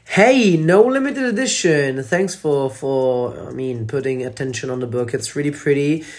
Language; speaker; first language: English; non-native, fluent; Italian